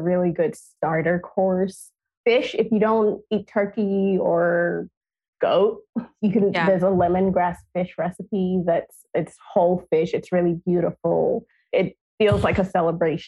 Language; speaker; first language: English; non-native, local second language; Yoruba